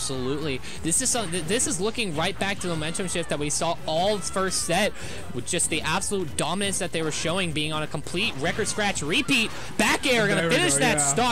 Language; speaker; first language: English; native; English